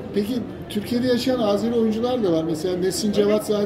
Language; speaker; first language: Turkish; native; Turkish